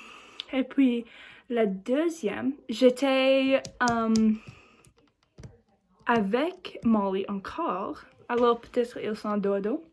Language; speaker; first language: French; non-native, learner; English